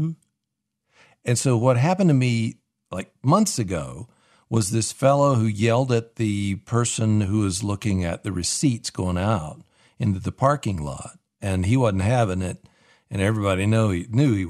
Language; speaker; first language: English; native; English